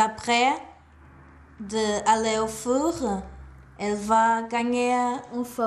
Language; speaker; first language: French; non-native, fluent; Portuguese